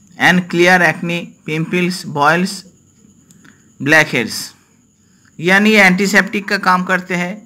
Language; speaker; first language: Hindi; non-native, local second language; Bangla